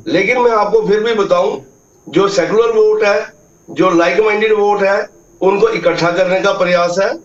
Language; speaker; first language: Hindi; native; Hindi